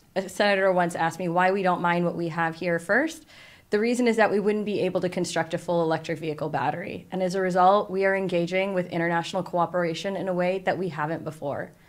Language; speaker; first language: English; native; English